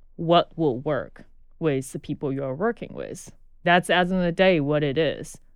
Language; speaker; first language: English; non-native, fluent; Chinese